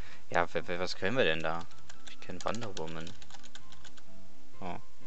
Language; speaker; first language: German; native; German